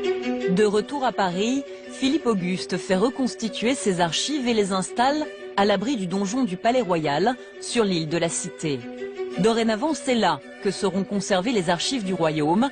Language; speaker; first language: French; native; French